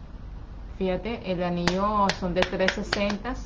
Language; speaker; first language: Spanish; non-native, fluent; Chinese